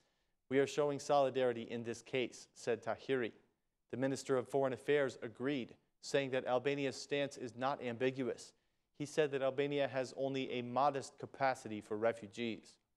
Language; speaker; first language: English; non-native, fluent; Albanian